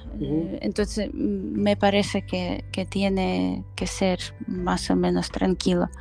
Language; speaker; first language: Spanish; non-native, fluent; Ukrainian